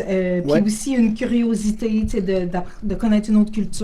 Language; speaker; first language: French; native; French